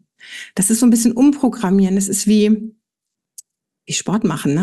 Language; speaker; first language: German; native; German